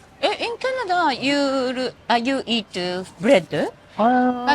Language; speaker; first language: English; non-native, learner; Japanese